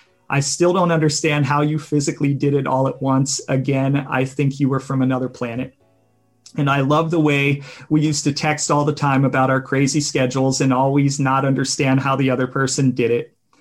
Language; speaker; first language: English; native; English